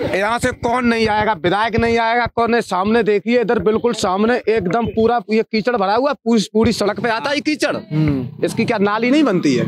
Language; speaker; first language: Hindi; native; Hindi